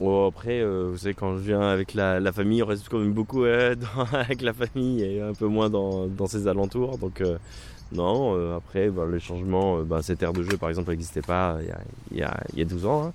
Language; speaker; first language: French; native; French